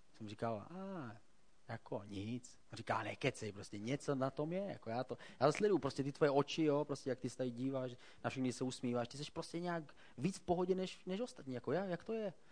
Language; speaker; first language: Czech; native; Czech